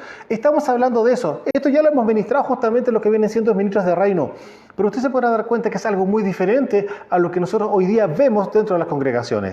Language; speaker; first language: Spanish; native; Spanish